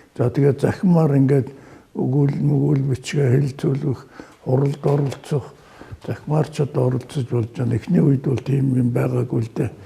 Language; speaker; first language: Mongolian; native; Mongolian